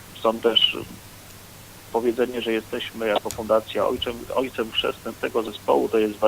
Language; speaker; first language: Polish; native; Polish